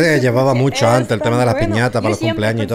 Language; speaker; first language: Spanish; native; Spanish